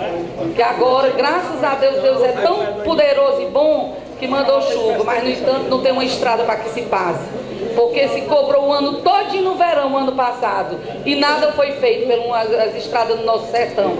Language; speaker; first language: Portuguese; native; Portuguese